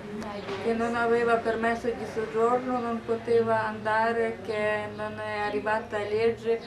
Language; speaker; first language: Italian; non-native, learner; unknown